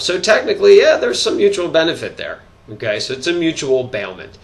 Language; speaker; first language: English; native; English